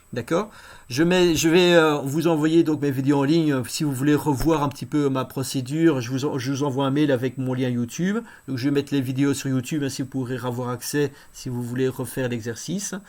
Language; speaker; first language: French; native; French